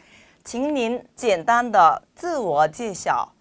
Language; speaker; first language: Chinese; non-native, fluent; Korean